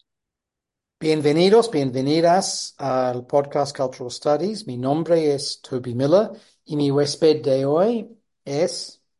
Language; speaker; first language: Spanish; non-native, fluent; English